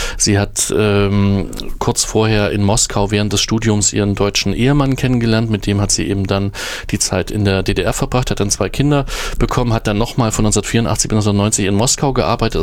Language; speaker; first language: German; native; German